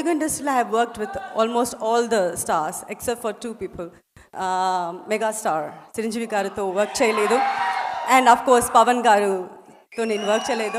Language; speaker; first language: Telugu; non-native, learner; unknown